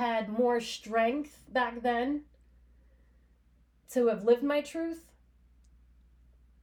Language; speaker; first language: English; native; English